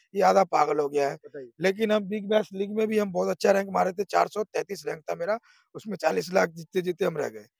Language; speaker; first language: Hindi; native; Hindi